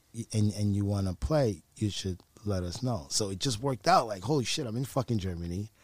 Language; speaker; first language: English; native; English